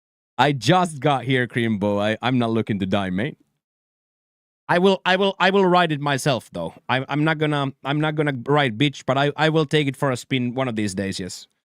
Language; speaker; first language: English; non-native, fluent; Finnish